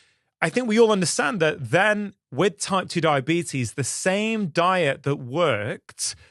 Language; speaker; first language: English; native; English